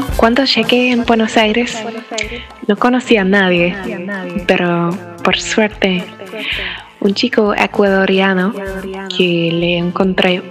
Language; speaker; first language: Spanish; non-native, fluent; English